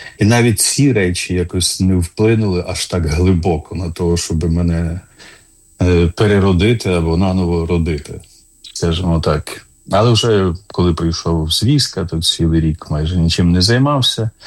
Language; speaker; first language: Ukrainian; native; Ukrainian